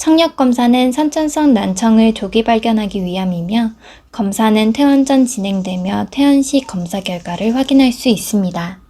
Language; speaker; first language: Korean; native; Korean